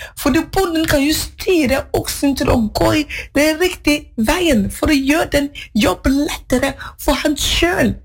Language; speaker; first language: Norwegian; non-native, fluent; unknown